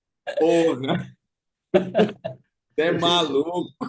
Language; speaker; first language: Portuguese; native; Portuguese